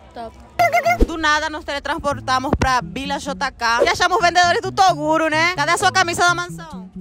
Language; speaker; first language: Portuguese; native; Portuguese